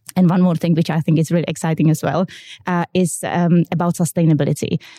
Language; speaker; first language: English; non-native, fluent; Czech